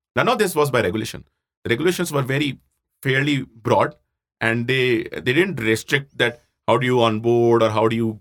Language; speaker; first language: English; non-native, local second language; Hindi